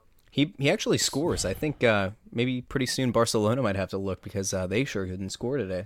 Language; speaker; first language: English; native; English